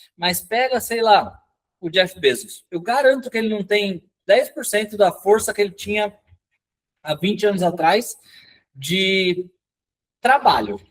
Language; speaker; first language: Portuguese; native; Portuguese